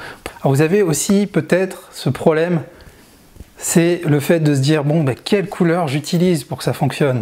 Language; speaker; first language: French; native; French